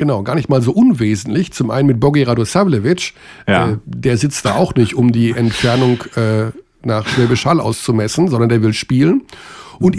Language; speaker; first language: German; native; German